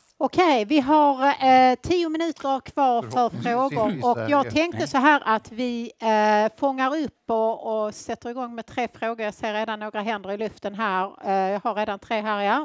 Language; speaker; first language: Swedish; native; Swedish